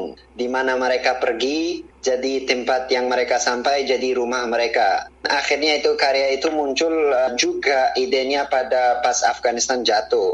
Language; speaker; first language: Indonesian; non-native, fluent; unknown